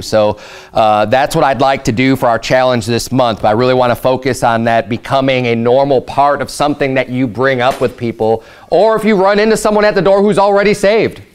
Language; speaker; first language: English; native; English